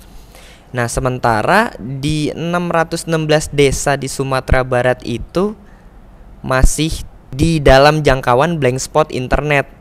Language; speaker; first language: Indonesian; native; Indonesian